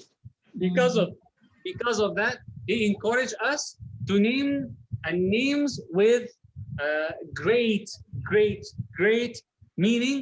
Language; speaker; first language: English; non-native, learner; Arabic